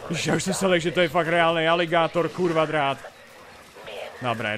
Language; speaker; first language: Czech; native; Czech